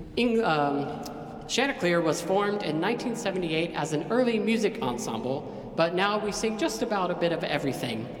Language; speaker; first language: English; native; English